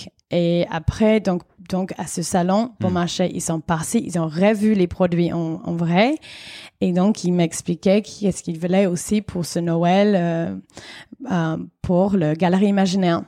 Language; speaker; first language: French; non-native, fluent; English